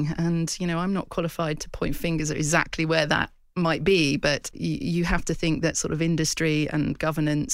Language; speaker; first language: English; native; English